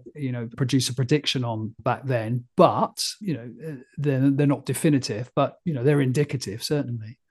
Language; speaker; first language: English; native; English